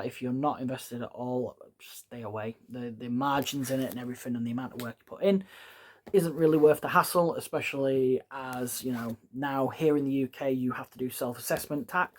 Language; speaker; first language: English; native; English